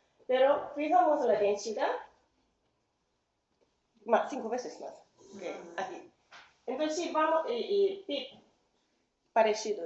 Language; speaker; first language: Spanish; non-native, fluent; Korean